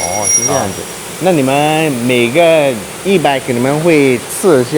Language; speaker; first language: Chinese; non-native, learner; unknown